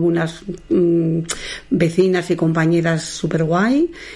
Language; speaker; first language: Spanish; native; Spanish